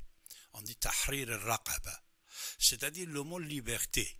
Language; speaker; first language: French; non-native, fluent; Persian